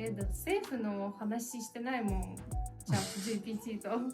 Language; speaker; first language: Japanese; non-native, fluent; Russian